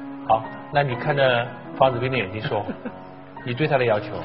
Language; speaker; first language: Chinese; native; Chinese